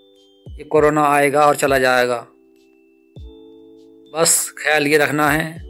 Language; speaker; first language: Hindi; native; Hindi